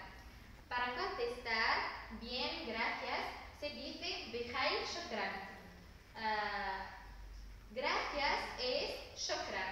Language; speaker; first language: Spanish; non-native, learner; Arabic